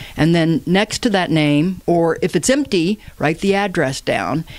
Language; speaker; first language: English; native; English